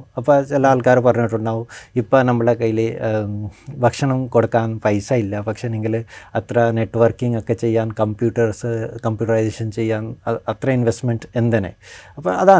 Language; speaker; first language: Malayalam; non-native, fluent; Bangla